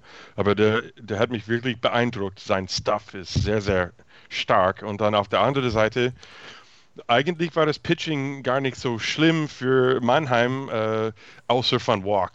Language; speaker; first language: German; non-native, fluent; English